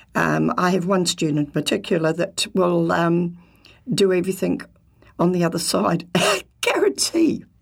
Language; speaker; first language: English; native; English